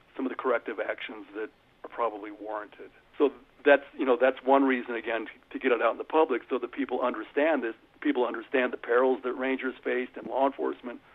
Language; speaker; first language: English; native; English